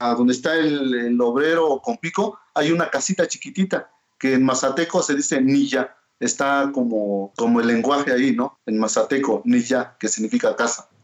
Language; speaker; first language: Spanish; non-native, local second language; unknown